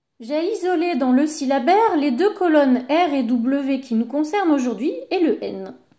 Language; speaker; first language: French; native; French